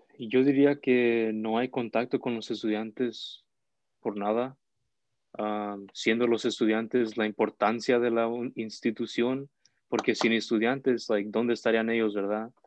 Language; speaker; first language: Spanish; early bilingual, heritage; Spanish